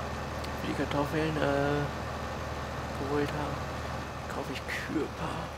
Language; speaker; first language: German; native; German